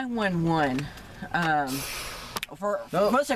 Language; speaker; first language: English; native; English